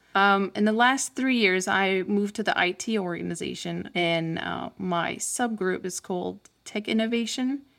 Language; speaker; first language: English; non-native, fluent; Turkish